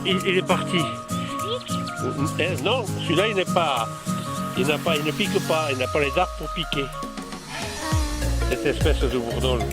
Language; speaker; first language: French; native; French